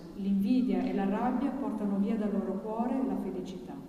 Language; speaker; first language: Italian; native; Italian